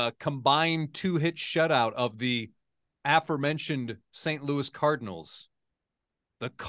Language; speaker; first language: English; native; English